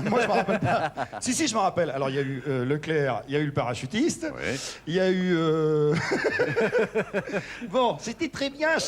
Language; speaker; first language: French; native; French